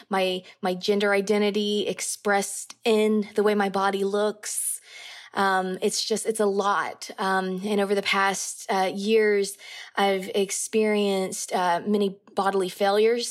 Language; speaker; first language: English; native; English